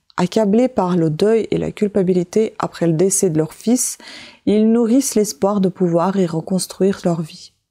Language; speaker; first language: French; native; French